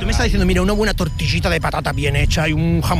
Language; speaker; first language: Spanish; native; Spanish